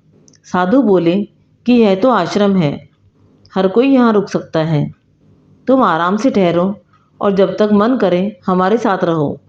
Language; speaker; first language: Hindi; native; Hindi